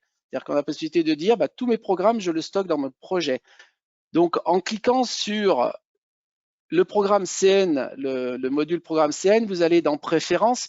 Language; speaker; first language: French; native; French